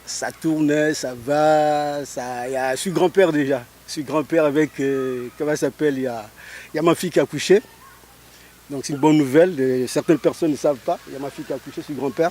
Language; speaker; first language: French; non-native, local second language; Lingala